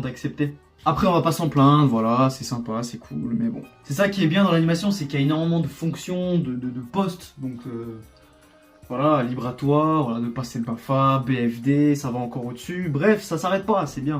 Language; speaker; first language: French; native; French